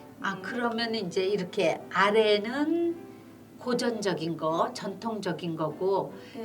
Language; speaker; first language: Korean; native; Korean